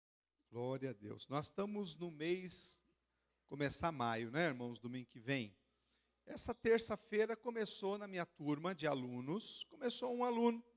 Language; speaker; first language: Portuguese; native; Portuguese